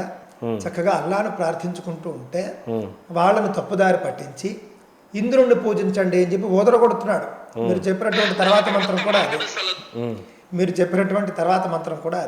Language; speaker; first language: Telugu; native; Telugu